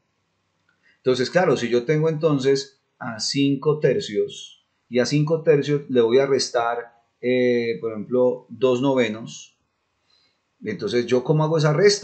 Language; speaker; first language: Spanish; native; Spanish